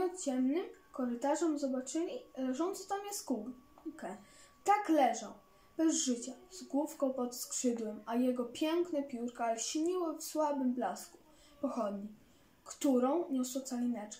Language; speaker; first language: Polish; native; Polish